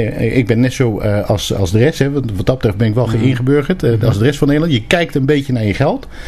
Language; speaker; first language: Dutch; early bilingual, other home language; Turkish